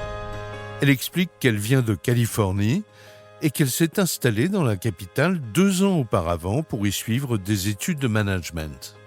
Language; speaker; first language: French; native; French